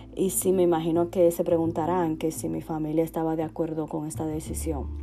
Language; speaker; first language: Spanish; native; Spanish